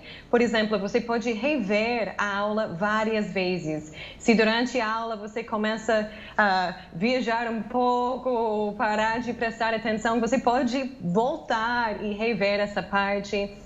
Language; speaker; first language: Portuguese; non-native, fluent; English